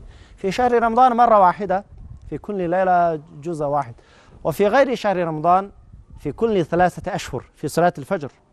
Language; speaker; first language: Arabic; non-native, fluent; Chinese